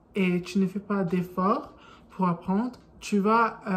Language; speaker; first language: French; non-native, learner; English